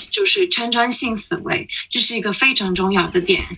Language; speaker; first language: Chinese; non-native, fluent; Russian